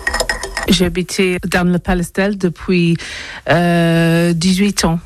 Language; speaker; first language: French; non-native, learner; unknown